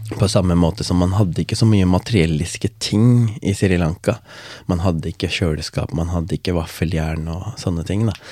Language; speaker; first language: Norwegian; non-native, local second language; Tamil